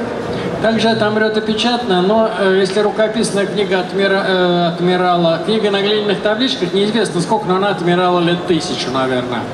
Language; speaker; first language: Russian; native; Russian